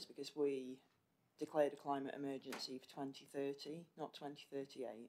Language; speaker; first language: English; native; English